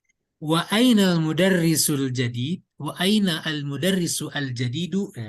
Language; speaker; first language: Arabic; non-native, fluent; Indonesian